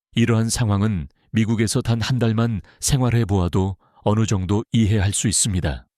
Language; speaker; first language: Korean; non-native, fluent; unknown